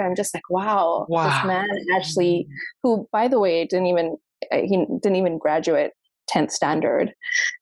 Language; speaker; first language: English; non-native, local second language; Sindhi